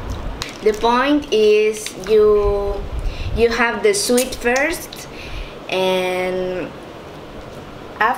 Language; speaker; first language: English; non-native, fluent; Spanish